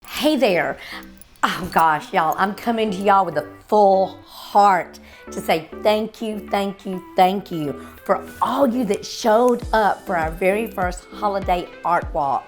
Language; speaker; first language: English; native; English